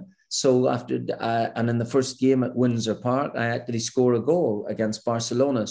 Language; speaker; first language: English; native; English